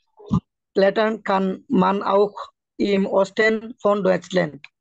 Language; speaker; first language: German; non-native, learner; Bangla